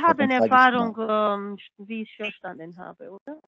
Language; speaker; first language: German; non-native, fluent; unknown